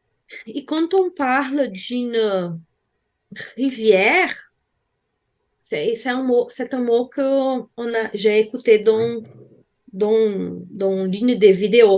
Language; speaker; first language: French; non-native, fluent; Portuguese